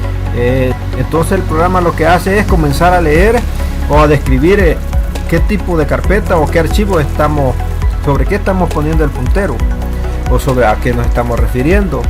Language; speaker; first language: Spanish; native; Spanish